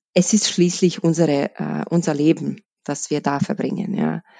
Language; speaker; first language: German; non-native, fluent; Bosnian